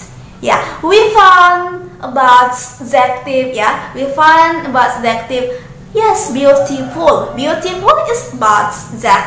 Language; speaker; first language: English; non-native, learner; Indonesian